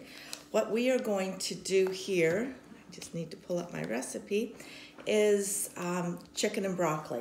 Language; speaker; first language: English; native; English